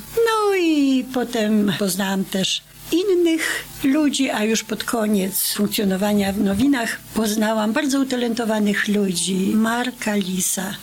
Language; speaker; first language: Polish; native; Polish